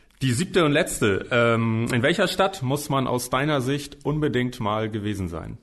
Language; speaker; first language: German; native; German